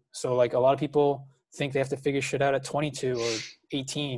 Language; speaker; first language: English; native; English